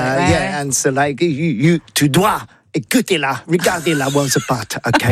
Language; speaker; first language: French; non-native, learner; English